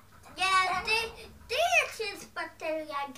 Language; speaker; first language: Polish; early bilingual, heritage; Dutch